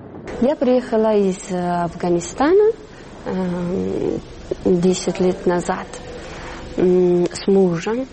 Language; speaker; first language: Russian; non-native, learner; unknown